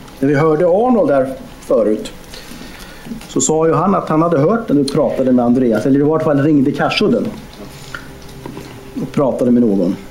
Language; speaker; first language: Swedish; native; Swedish